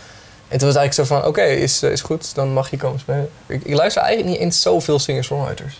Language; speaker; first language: Dutch; native; Dutch